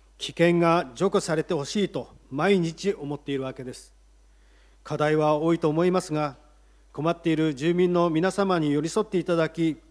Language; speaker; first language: Japanese; native; Japanese